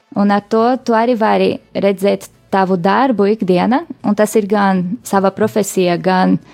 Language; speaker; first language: Latvian; non-native, fluent; Portuguese